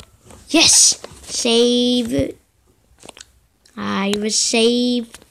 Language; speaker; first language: English; native; English